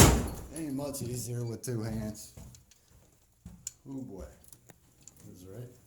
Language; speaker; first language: English; native; English